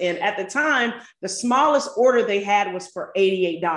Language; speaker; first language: English; native; English